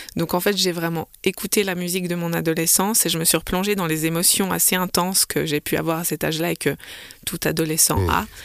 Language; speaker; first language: French; native; French